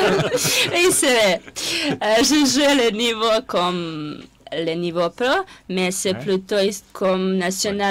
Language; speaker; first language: French; non-native, fluent; Serbian